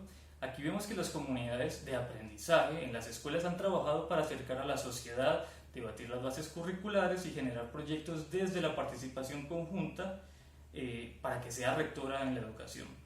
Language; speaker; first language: Spanish; native; Spanish